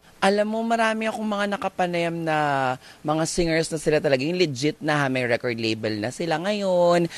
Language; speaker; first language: Filipino; native; Filipino